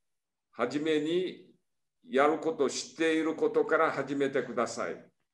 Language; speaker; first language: Japanese; early bilingual, heritage; Portuguese